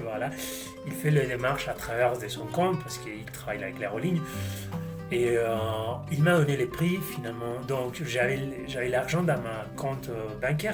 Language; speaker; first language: French; non-native, fluent; Spanish